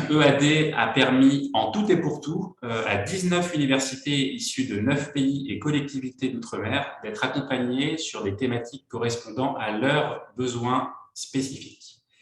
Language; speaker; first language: French; native; French